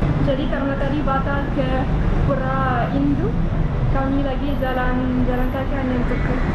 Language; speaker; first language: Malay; non-native, fluent; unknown